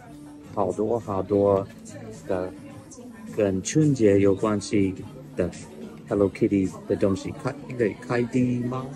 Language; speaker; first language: Chinese; non-native, learner; English